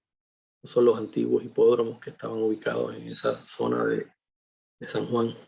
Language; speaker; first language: Spanish; native; Spanish